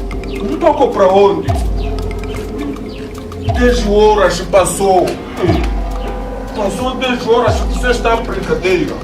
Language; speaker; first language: Portuguese; non-native, learner; Kinyarwanda